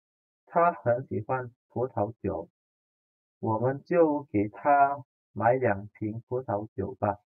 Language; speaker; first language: Chinese; non-native, fluent; Indonesian